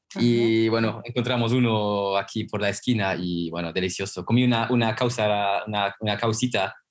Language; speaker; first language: Spanish; non-native, fluent; Luxembourgish